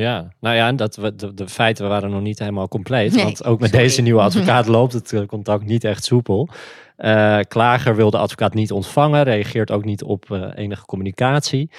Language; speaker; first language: Dutch; native; Dutch